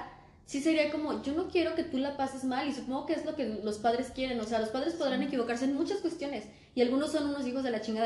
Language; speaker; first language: Spanish; native; Spanish